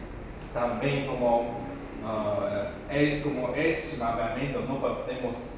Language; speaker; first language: Portuguese; non-native, fluent; Chinese